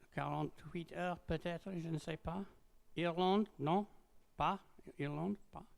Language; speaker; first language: French; non-native, learner; English